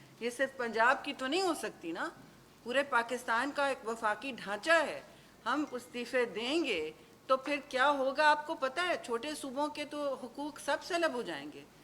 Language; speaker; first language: Urdu; native; Urdu